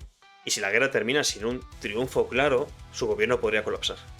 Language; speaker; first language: Spanish; native; Spanish